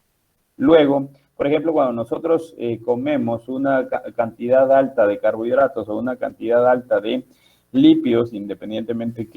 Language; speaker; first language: Spanish; native; Spanish